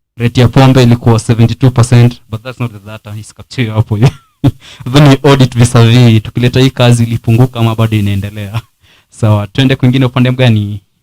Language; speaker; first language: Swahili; non-native, local second language; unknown